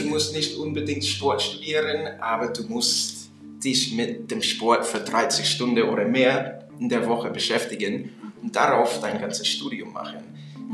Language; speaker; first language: German; non-native, fluent; English